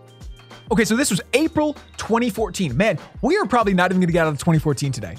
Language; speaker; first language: English; native; English